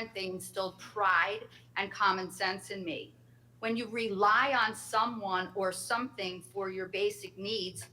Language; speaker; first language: English; native; English